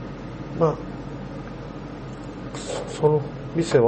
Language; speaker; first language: Japanese; non-native, learner; Korean